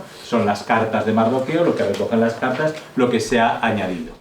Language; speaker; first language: Spanish; native; Spanish